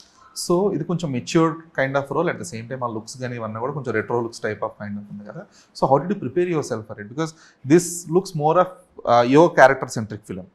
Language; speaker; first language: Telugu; native; Telugu